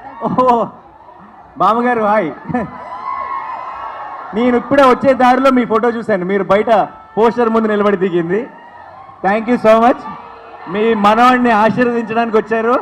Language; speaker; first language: Telugu; native; Telugu